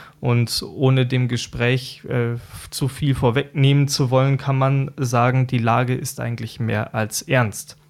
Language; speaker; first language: German; native; German